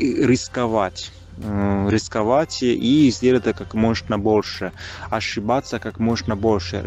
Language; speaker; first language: Russian; non-native, fluent; Italian